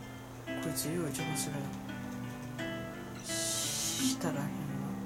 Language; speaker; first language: Japanese; native; Japanese